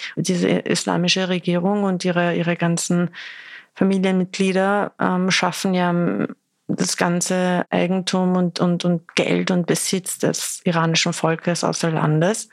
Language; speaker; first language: German; early bilingual, other home language; Persian